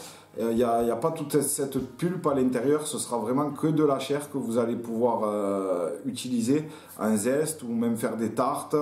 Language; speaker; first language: French; native; French